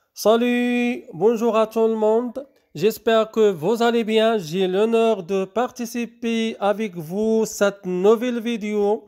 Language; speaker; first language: French; non-native, local second language; Arabic